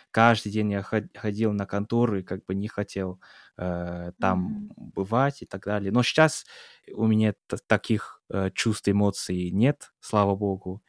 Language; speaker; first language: Russian; non-native, fluent; English